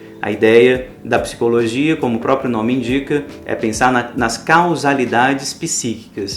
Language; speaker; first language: Portuguese; native; Portuguese